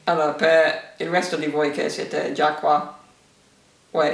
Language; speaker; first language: Italian; early bilingual, heritage; English